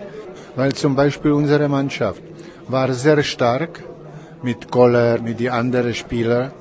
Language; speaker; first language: German; non-native, learner; Czech